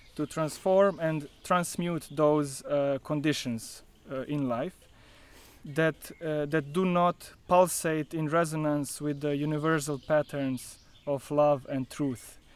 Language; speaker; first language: English; non-native, fluent; Croatian